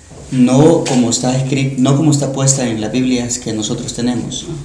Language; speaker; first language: Spanish; native; Spanish